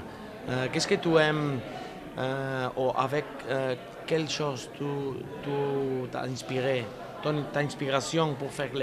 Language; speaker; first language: French; non-native, learner; Spanish